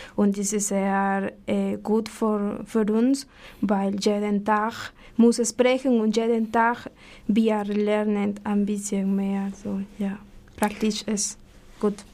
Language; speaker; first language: German; non-native, learner; Spanish